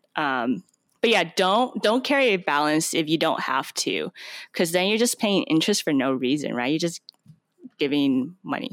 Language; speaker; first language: English; native; English